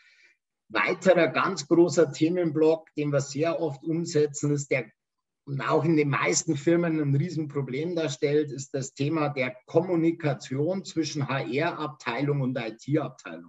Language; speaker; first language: German; native; German